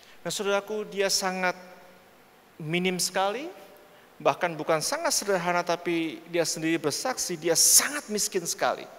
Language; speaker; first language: Indonesian; native; Indonesian